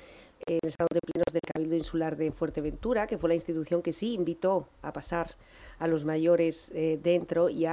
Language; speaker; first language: Spanish; native; Spanish